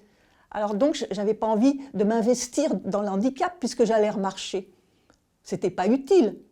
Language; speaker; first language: French; native; French